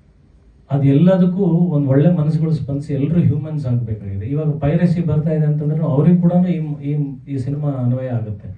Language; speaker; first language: Kannada; native; Kannada